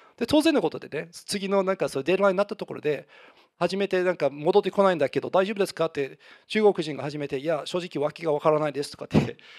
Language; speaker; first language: Japanese; non-native, fluent; English